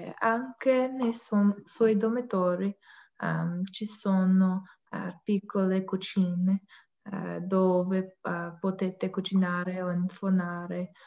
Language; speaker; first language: Italian; non-native, learner; English